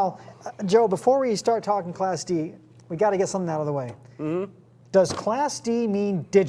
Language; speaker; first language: English; native; English